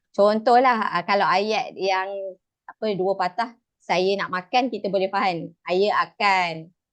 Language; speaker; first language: Malay; native; Malay